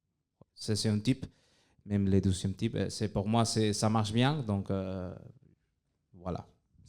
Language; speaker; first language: French; non-native, fluent; Spanish